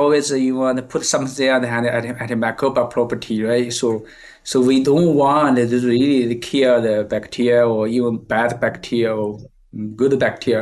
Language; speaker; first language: English; non-native, fluent; Chinese